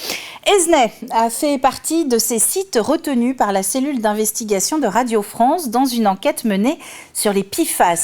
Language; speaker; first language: French; native; French